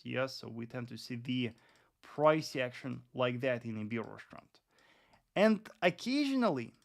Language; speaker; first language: English; non-native, fluent; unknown